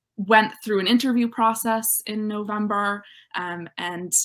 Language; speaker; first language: English; native; English